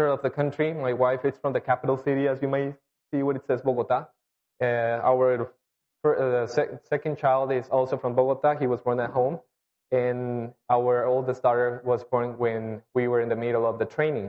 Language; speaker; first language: English; non-native, fluent; Spanish